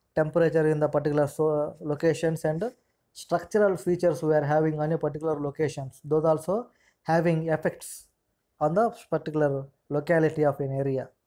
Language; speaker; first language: English; non-native, local second language; Telugu